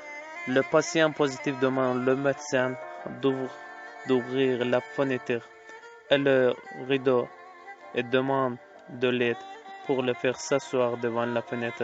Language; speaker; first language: French; non-native, fluent; Azerbaijani